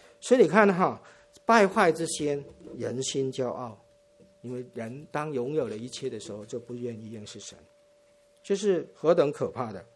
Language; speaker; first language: Chinese; non-native, local second language; Cantonese